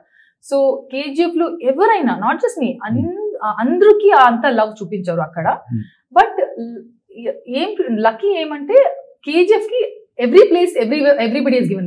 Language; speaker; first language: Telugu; non-native, learner; Tulu